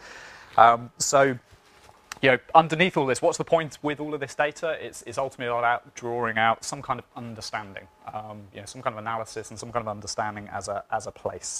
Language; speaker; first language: English; native; English